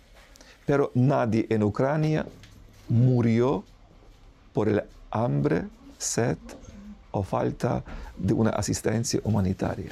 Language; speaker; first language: Spanish; non-native, fluent; Ukrainian